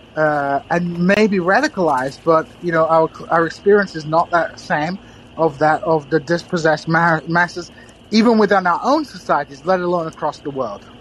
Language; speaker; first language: English; native; English